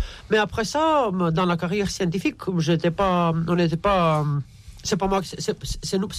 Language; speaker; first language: French; non-native, fluent; Romanian